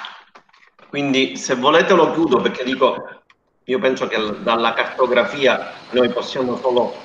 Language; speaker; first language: Italian; native; Italian